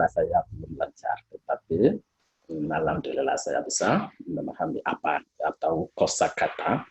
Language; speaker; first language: Indonesian; non-native, fluent; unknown